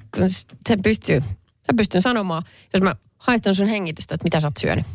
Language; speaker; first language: Finnish; native; Finnish